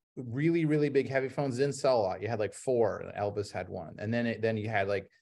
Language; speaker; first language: English; native; English